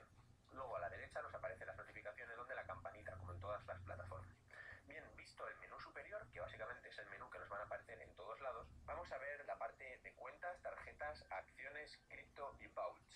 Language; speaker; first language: Spanish; native; Spanish